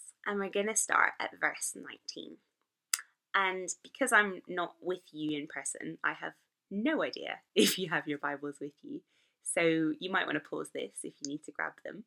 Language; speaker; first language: English; native; English